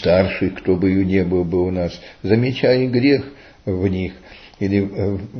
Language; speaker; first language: Russian; early bilingual, heritage; Russian